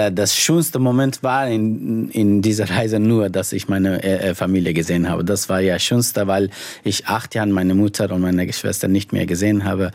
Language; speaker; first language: German; non-native, fluent; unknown